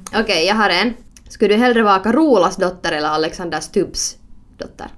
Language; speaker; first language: Swedish; native; Swedish